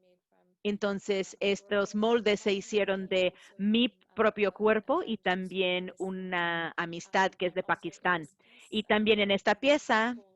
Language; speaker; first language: Spanish; non-native, fluent; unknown